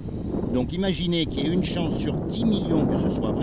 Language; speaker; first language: French; native; French